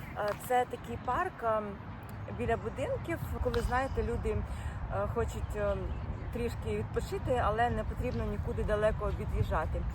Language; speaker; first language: Ukrainian; non-native, local second language; Russian